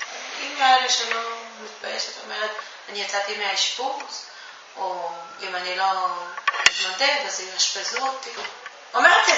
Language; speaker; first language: Hebrew; non-native, fluent; Japanese